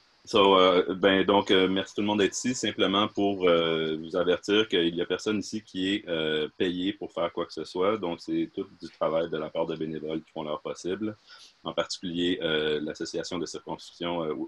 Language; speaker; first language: French; native; French